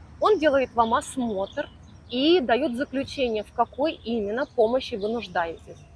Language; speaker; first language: Russian; native; Russian